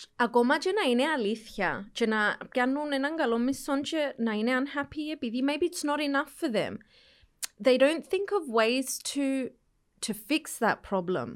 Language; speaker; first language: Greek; early bilingual, heritage; Greek